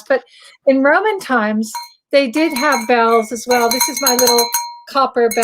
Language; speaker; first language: English; native; English